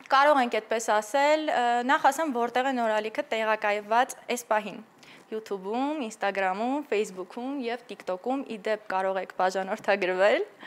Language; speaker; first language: Armenian; native; Armenian